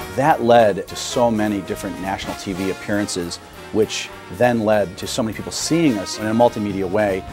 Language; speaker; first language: English; native; English